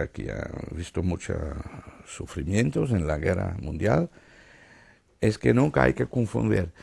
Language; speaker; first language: Spanish; non-native, fluent; Dutch